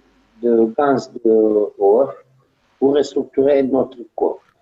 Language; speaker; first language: French; non-native, learner; Romanian